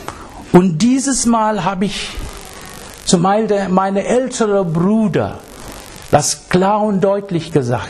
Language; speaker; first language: German; non-native, fluent; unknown